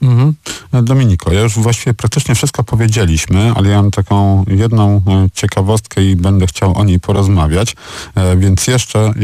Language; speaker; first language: Polish; native; Polish